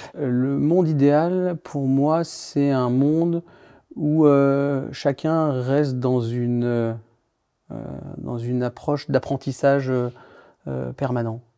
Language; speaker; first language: French; native; French